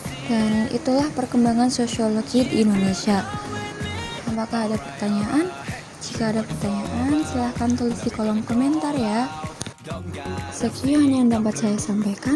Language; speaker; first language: Indonesian; native; Indonesian